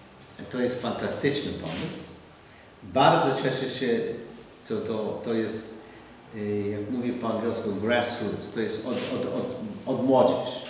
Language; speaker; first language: Polish; non-native, learner; English